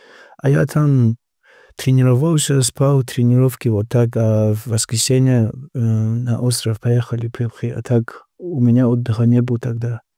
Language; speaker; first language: Russian; non-native, local second language; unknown